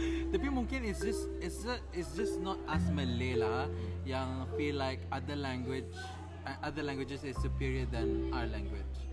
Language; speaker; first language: English; non-native, local second language; Malay